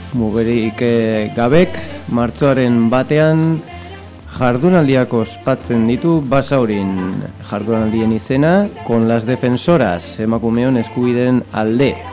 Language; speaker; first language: Basque; non-native, local second language; Spanish